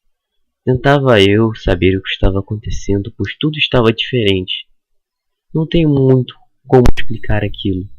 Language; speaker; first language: Portuguese; native; Portuguese